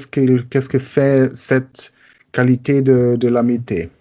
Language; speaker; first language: French; non-native, learner; German